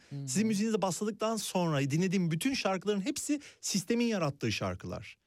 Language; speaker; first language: Turkish; native; Turkish